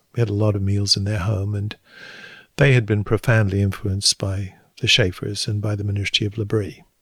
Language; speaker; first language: English; native; English